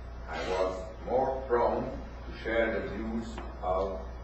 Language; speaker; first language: English; non-native, fluent; French